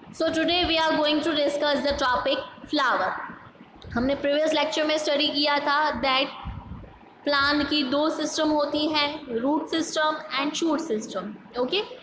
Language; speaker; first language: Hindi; non-native, local second language; Gujarati